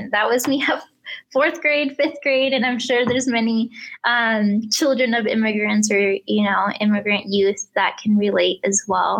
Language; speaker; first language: English; early bilingual, other home language; Spanish